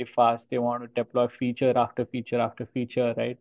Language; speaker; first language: English; non-native, local second language; Hindi